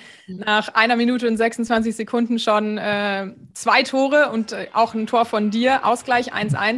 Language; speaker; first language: German; native; German